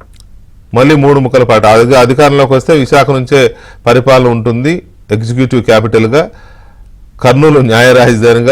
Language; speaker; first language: Telugu; native; Telugu